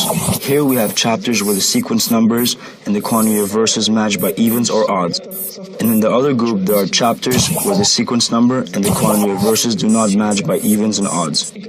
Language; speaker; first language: English; non-native, fluent; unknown